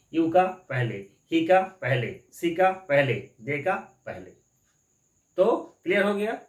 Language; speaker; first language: Hindi; non-native, local second language; Bangla